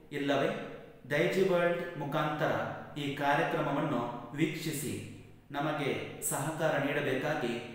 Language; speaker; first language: Kannada; non-native, local second language; Konkani